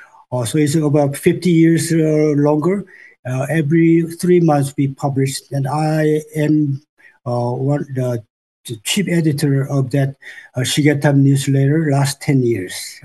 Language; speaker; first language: English; non-native, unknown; Korean